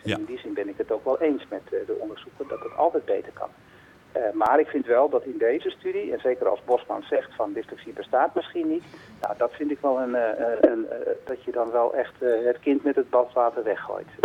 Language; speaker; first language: Dutch; native; Dutch